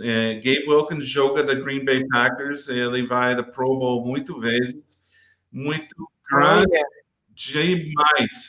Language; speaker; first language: Portuguese; non-native, learner; English